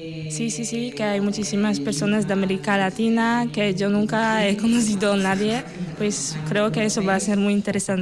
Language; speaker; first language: Spanish; non-native, fluent; Polish